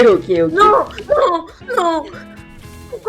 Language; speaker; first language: French; native; French